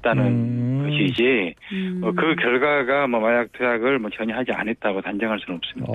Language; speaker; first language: Korean; native; Korean